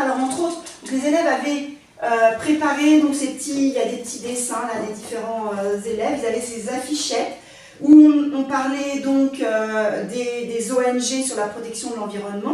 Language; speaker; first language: French; native; French